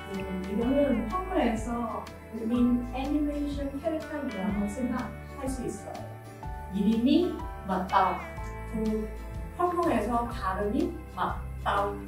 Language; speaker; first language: Korean; non-native, learner; Chinese